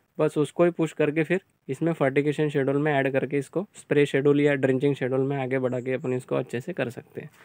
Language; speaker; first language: Hindi; native; Hindi